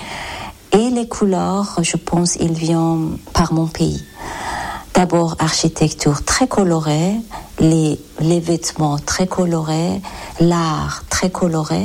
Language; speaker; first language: French; non-native, learner; Persian